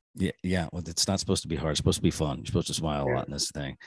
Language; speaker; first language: English; native; English